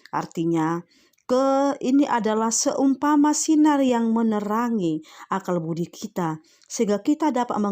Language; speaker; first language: Indonesian; native; Indonesian